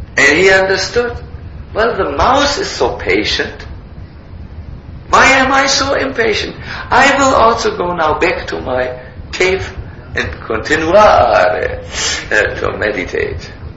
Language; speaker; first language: English; non-native, fluent; German